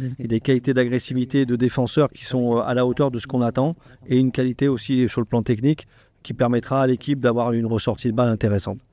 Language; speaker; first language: French; native; French